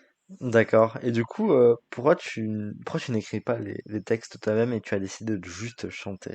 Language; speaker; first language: French; native; French